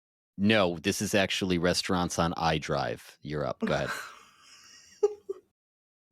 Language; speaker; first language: English; native; English